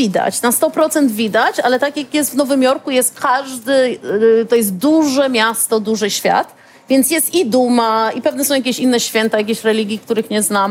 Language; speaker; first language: Polish; early bilingual, heritage; Polish